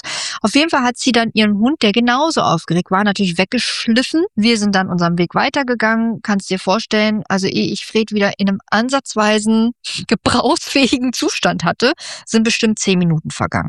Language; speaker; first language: German; native; German